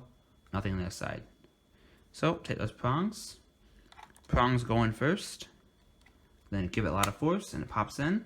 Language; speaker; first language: English; native; English